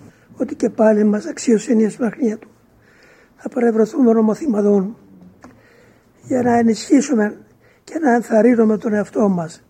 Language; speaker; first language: Greek; native; Greek